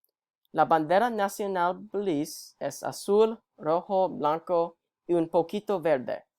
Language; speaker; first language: Spanish; non-native, learner; English